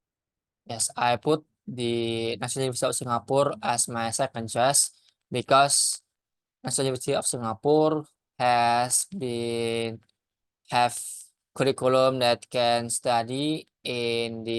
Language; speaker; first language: English; non-native, learner; Indonesian